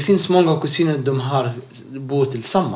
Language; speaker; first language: Swedish; non-native, local second language; Arabic